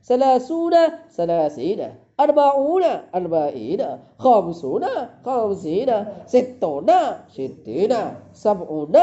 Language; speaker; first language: Arabic; non-native, fluent; Indonesian